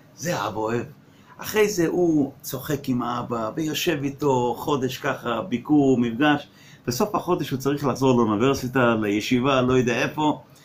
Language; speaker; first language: Hebrew; non-native, fluent; English